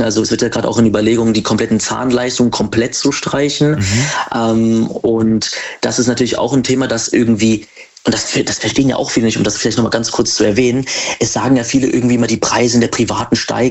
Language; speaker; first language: German; native; German